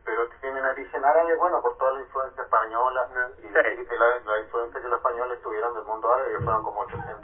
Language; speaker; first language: Spanish; native; Spanish